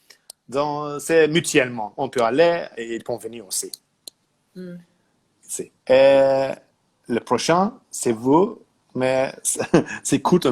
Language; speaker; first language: French; non-native, learner; Turkish